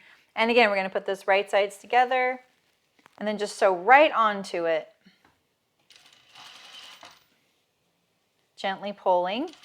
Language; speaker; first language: English; native; English